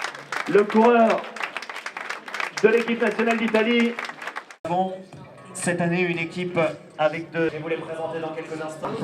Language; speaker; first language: French; native; French